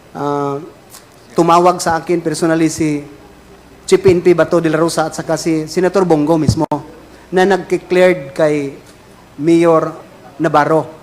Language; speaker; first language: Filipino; non-native, local second language; Cebuano